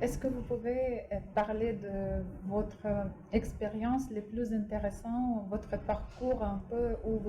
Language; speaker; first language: French; non-native, fluent; Russian